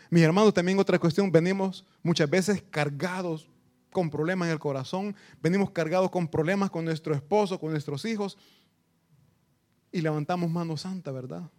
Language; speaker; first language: Spanish; native; Spanish